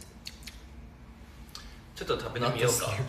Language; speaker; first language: Japanese; non-native, fluent; Chinese